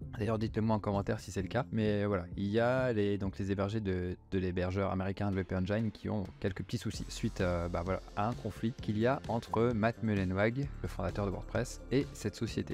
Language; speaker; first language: French; native; French